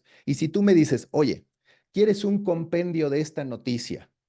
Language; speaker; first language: Spanish; native; Spanish